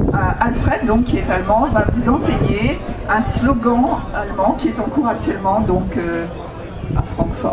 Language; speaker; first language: French; native; French